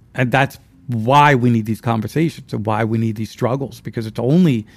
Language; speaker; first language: English; early bilingual, other home language; Spanish